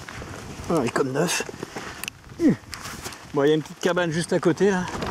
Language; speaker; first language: French; native; French